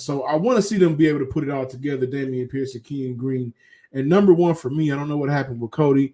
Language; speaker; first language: English; native; English